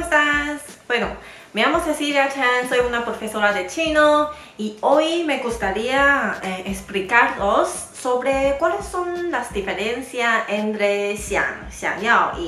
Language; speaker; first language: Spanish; non-native, fluent; Chinese